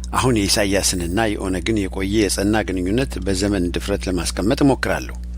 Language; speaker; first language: Amharic; native; Amharic